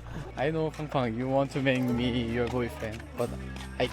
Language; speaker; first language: English; non-native, learner; Korean